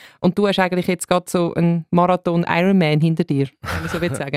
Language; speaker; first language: German; native; German